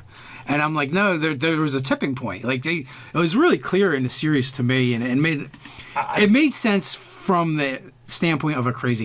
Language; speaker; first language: English; native; English